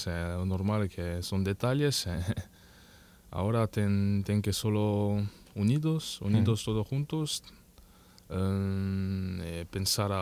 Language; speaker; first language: Spanish; non-native, learner; French